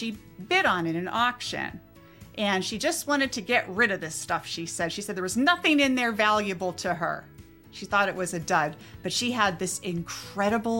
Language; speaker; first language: English; native; English